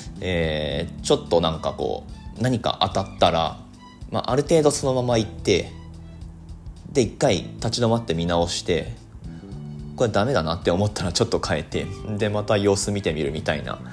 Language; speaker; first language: Japanese; native; Japanese